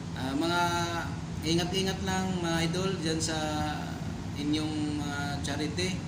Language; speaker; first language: Filipino; non-native, local second language; Cebuano